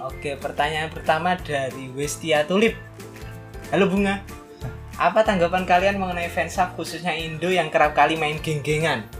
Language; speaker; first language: Indonesian; native; Indonesian